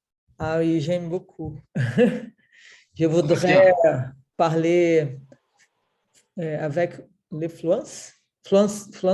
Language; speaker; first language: French; non-native, learner; Portuguese